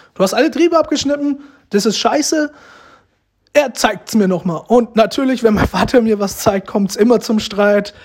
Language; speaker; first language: German; early bilingual, other home language; Romanian